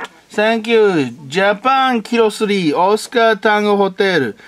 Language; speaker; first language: English; non-native, learner; Japanese